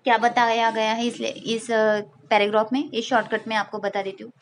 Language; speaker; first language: Hindi; non-native, local second language; Marathi